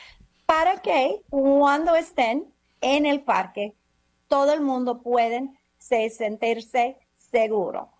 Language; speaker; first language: Spanish; non-native, fluent; English